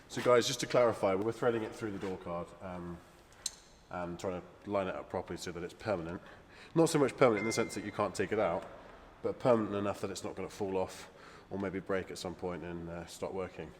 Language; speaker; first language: English; native; English